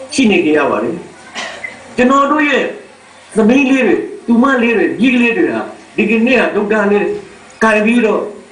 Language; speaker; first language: Burmese; native; Burmese